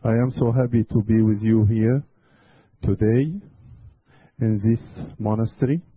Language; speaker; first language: English; non-native, fluent; Arabic